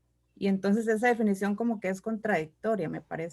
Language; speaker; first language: Spanish; native; Spanish